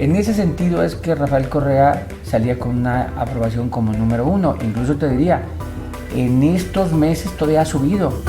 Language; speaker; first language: Spanish; native; Spanish